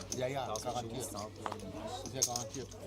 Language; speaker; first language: German; native; German